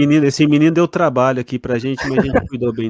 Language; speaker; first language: Portuguese; native; Portuguese